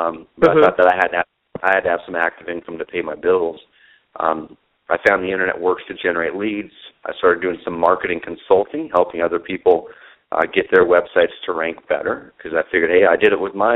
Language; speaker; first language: English; native; English